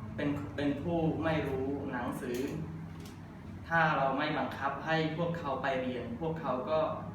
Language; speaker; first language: Thai; non-native, learner; Khmer